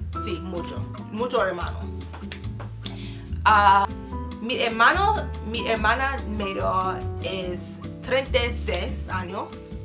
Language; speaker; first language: Spanish; non-native, learner; English